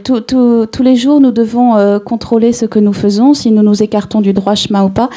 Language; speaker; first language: French; native; French